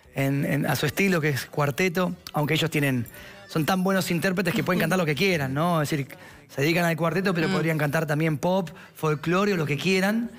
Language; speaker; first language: Spanish; native; Spanish